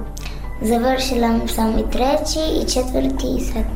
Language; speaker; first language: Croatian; non-native, learner; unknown